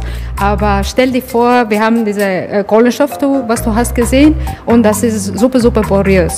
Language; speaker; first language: German; non-native, learner; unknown